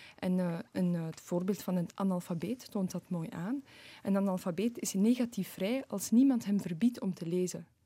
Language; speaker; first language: Dutch; early bilingual, other home language; Polish